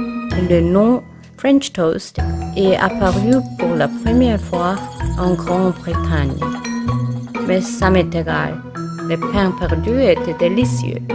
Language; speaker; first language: French; non-native, learner; Korean